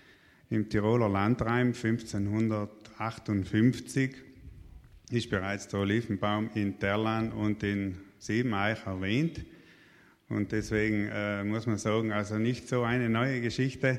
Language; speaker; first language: German; native; German